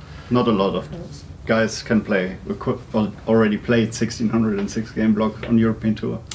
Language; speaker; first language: English; non-native, fluent; German